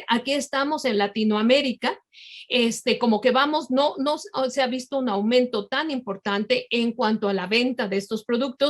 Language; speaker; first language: Spanish; native; Spanish